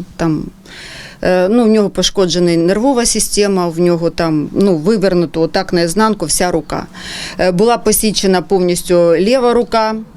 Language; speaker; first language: Ukrainian; non-native, local second language; Russian